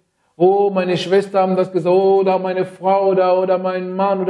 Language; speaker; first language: German; non-native, fluent; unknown